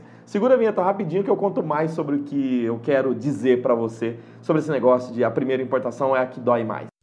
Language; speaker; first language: Portuguese; native; Portuguese